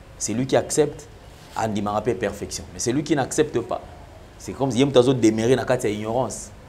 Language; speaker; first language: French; non-native, local second language; Lingala